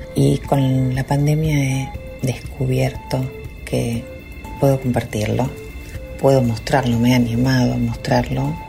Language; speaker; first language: Spanish; native; Spanish